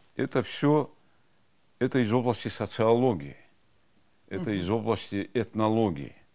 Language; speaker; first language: Russian; non-native, local second language; Avaric